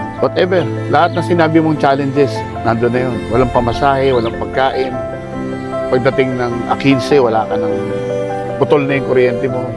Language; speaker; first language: Filipino; native; Filipino